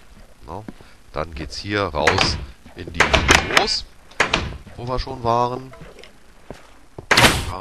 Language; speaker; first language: German; native; German